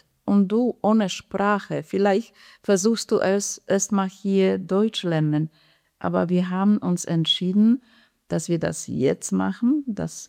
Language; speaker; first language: German; non-native, fluent; Polish